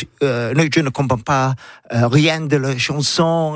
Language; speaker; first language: French; non-native, learner; English